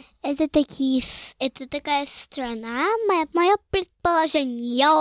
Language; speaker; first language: Russian; early bilingual, heritage; Russian